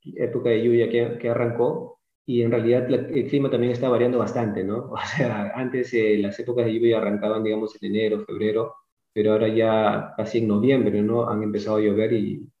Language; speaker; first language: Spanish; early bilingual, other home language; English